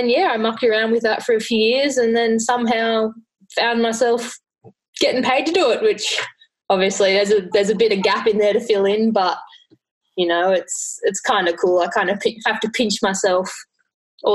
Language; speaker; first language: English; native; English